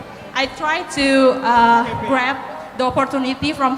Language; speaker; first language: English; non-native, fluent; Indonesian